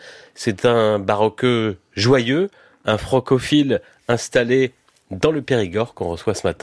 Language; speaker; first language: French; native; French